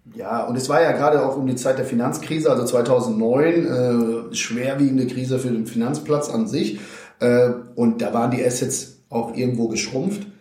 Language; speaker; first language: German; native; German